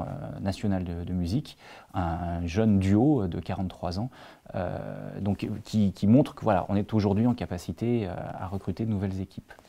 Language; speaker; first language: French; native; French